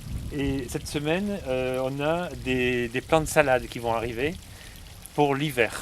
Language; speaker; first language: French; native; French